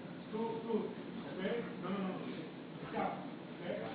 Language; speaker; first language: Italian; non-native, learner; Romanian